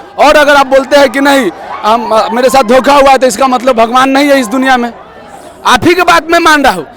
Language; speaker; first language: Hindi; native; Hindi